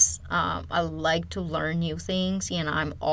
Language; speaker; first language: English; non-native, fluent; Chinese